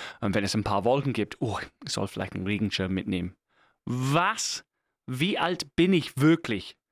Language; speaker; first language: German; non-native, fluent; English